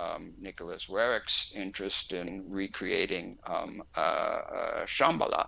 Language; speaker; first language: English; native; English